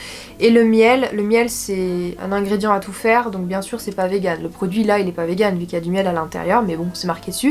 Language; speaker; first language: French; native; French